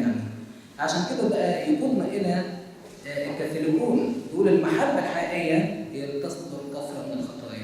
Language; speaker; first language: Arabic; native; Arabic